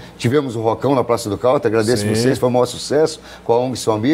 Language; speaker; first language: Portuguese; native; Portuguese